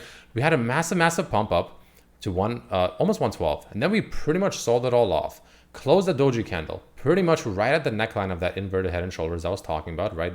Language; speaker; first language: English; native; English